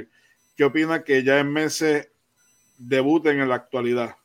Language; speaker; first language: Spanish; native; Spanish